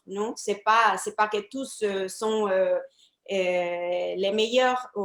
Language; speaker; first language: French; non-native, fluent; Spanish